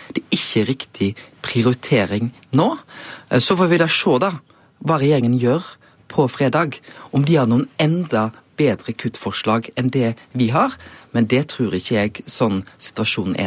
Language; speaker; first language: Norwegian; native; Norwegian